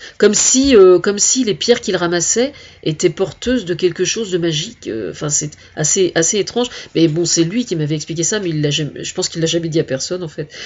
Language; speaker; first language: French; native; French